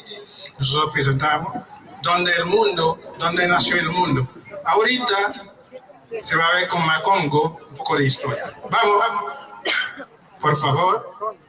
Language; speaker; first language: Spanish; non-native, fluent; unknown